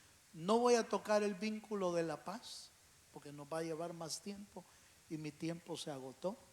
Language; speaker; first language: Spanish; native; Spanish